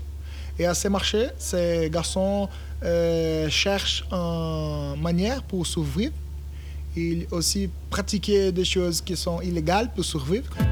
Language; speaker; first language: French; non-native, learner; Portuguese